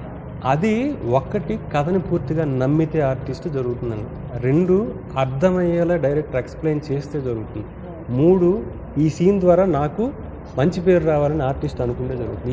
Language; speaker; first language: Telugu; native; Telugu